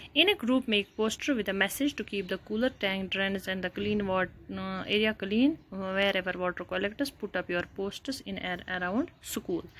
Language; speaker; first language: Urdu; non-native, local second language; Kashmiri